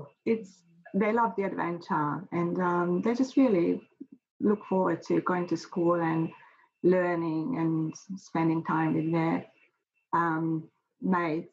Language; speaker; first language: English; non-native, fluent; Hungarian